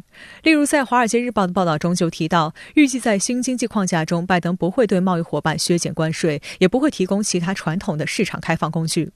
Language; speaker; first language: Chinese; native; Chinese